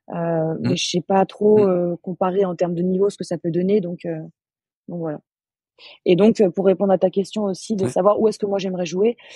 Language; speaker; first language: French; native; French